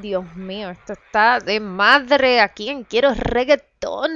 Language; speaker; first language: Spanish; early bilingual, heritage; Spanish